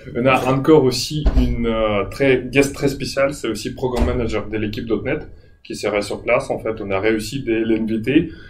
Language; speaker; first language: French; non-native, fluent; Russian